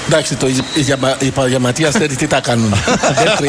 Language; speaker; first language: Greek; non-native, learner; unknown